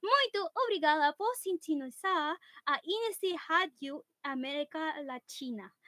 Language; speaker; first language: Portuguese; non-native, learner; Filipino